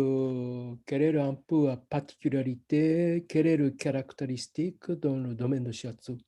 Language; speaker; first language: French; non-native, fluent; Japanese